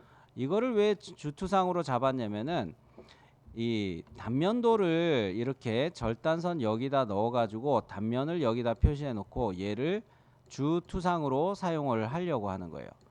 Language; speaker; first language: Korean; native; Korean